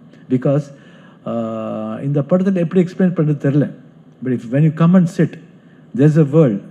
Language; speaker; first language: Tamil; non-native, fluent; Kannada